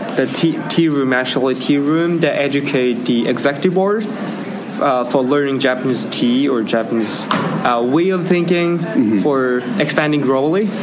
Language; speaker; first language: English; non-native, learner; Japanese